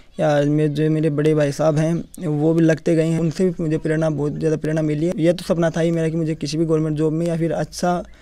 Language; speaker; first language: Hindi; native; Hindi